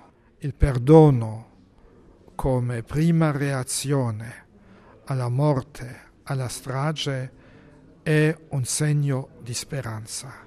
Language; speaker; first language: Italian; non-native, fluent; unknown